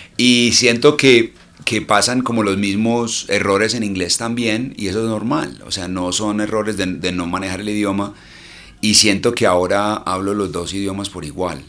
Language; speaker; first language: Spanish; early bilingual, heritage; English